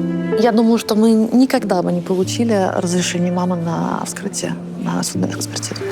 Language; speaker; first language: Russian; native; Russian